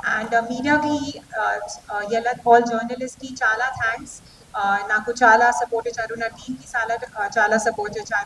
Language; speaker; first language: Telugu; non-native, local second language; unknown